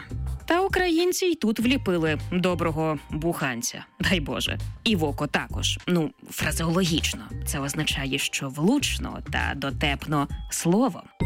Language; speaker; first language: Ukrainian; native; Ukrainian